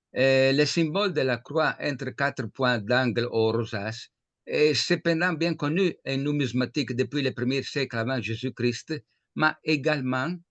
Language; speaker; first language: French; non-native, fluent; Italian